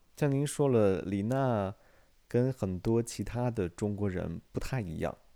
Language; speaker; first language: Chinese; native; Chinese